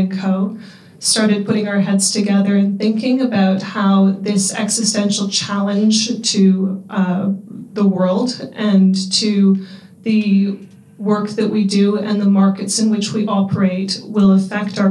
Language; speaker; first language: English; native; English